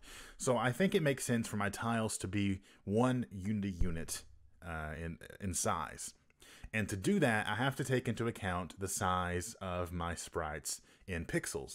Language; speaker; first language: English; native; English